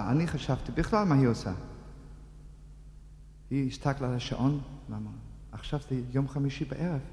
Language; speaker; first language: Hebrew; non-native, fluent; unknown